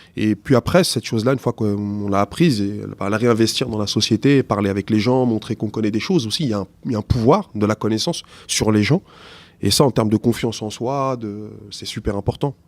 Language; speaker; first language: French; early bilingual, other home language; Arabic